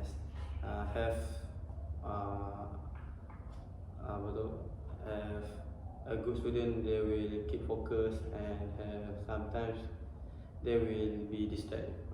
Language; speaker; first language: English; non-native, learner; Malay